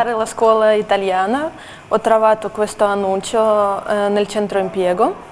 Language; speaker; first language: Italian; non-native, fluent; Russian